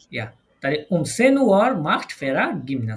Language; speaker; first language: German; non-native, learner; Bangla